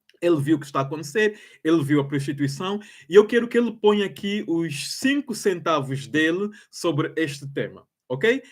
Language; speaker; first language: Portuguese; native; Portuguese